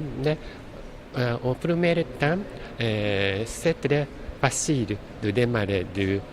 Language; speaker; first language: French; non-native, learner; Japanese